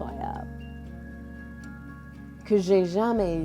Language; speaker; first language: French; non-native, local second language; English